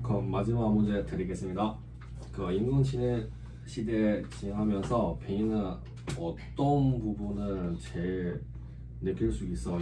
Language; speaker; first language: Korean; non-native, learner; Chinese